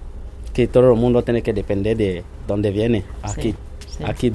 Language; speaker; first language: Spanish; non-native, fluent; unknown